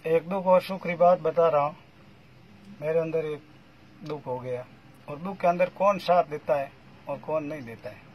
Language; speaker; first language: Hindi; native; Hindi